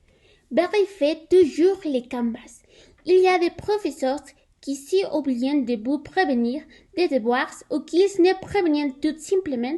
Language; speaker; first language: French; non-native, learner; Spanish